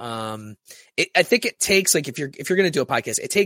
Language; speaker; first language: English; native; English